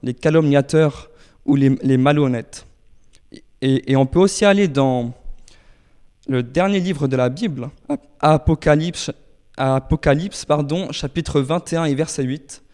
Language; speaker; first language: French; native; French